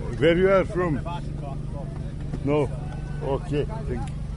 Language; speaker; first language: English; non-native, learner; Serbian